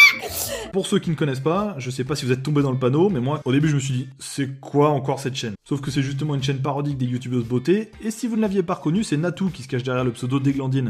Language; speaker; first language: French; native; French